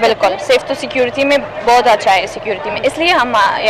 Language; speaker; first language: Hindi; non-native, fluent; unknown